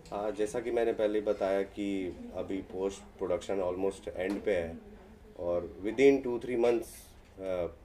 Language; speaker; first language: Hindi; native; Hindi